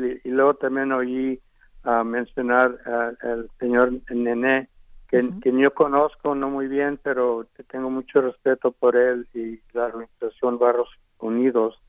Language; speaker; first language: Spanish; early bilingual, heritage; Spanish